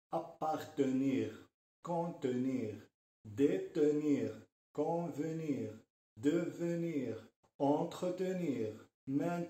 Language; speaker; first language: French; non-native, local second language; Arabic